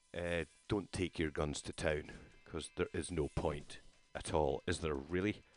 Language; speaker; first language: English; native; English